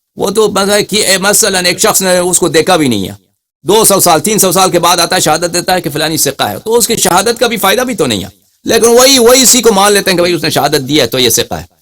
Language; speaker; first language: Urdu; non-native, fluent; Persian